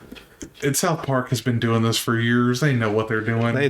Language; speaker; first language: English; native; English